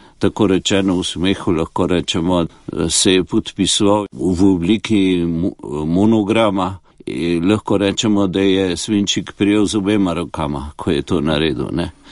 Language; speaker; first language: Slovenian; early bilingual, heritage; Slovenian